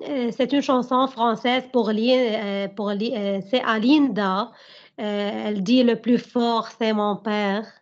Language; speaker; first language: French; non-native, learner; Arabic